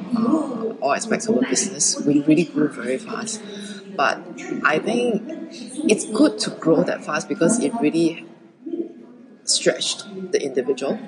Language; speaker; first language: English; early bilingual, other home language; Chinese